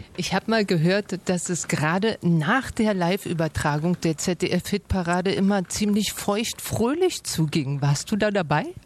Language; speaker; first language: German; native; German